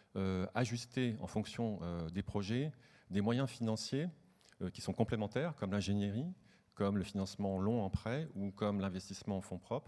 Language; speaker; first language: French; native; French